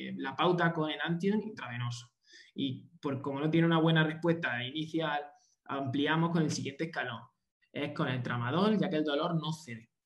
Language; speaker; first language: Spanish; native; Spanish